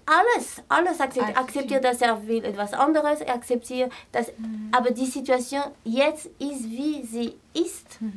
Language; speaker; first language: German; non-native, fluent; French